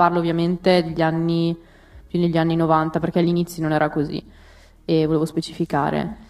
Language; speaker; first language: Italian; native; Italian